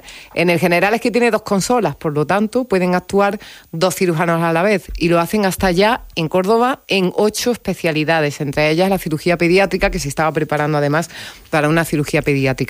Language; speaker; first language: Spanish; native; Spanish